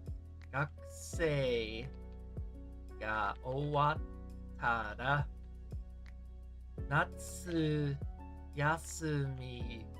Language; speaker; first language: Japanese; non-native, learner; English